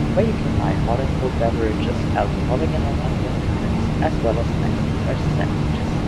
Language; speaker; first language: English; non-native, fluent; German